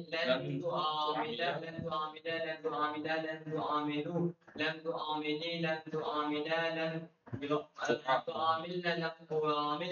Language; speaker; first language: Arabic; non-native, learner; Urdu